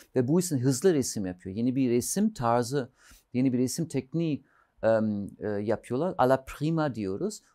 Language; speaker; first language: Turkish; non-native, fluent; German